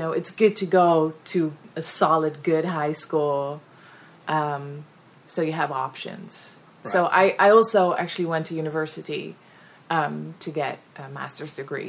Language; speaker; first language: English; non-native, fluent; Dutch